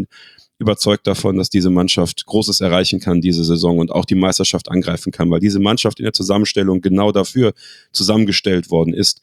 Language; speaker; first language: German; native; German